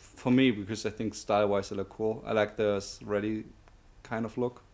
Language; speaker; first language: English; non-native, fluent; German